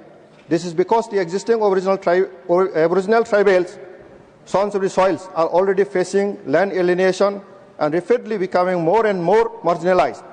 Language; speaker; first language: English; non-native, local second language; Bodo